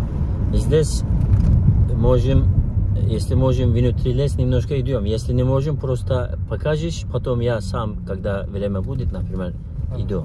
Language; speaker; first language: Russian; non-native, learner; Turkish